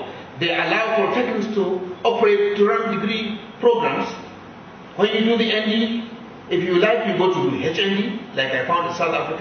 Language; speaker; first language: English; non-native, local second language; Hausa